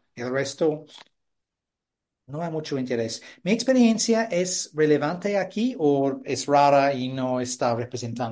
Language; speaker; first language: Spanish; non-native, fluent; English